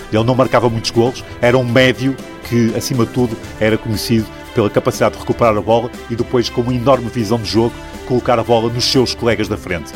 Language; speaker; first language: Portuguese; native; Portuguese